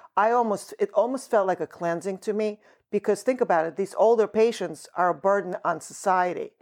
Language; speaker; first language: English; early bilingual, other home language; Russian